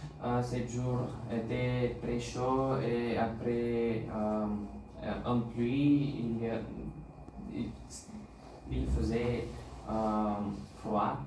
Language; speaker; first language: French; non-native, learner; Bulgarian